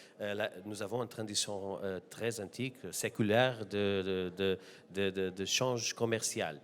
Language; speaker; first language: French; non-native, learner; Portuguese